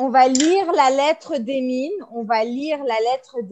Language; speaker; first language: French; non-native, fluent; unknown